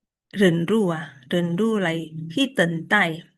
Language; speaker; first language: Chinese; early bilingual, heritage; Chinese